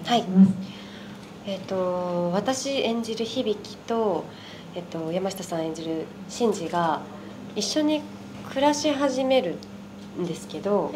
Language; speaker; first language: Japanese; native; Japanese